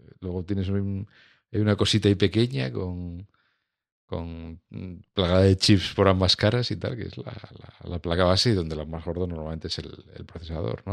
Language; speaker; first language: Spanish; native; Spanish